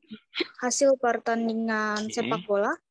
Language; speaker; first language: Indonesian; native; Indonesian